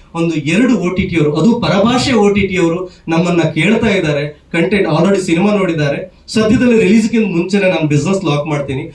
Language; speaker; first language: Kannada; native; Kannada